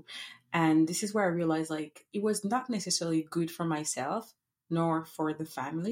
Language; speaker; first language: English; non-native, fluent; French